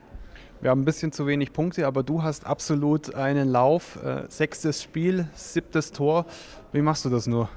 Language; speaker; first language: German; native; German